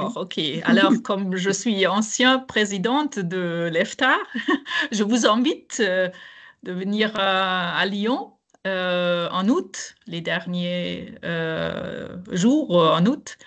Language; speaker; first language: French; non-native, fluent; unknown